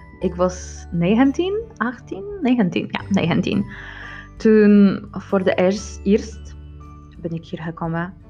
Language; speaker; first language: Dutch; non-native, learner; Polish